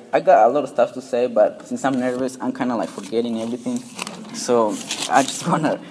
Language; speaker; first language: English; non-native, fluent; Spanish